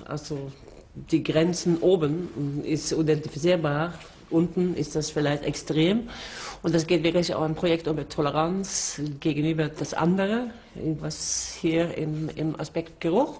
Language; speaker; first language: German; non-native, fluent; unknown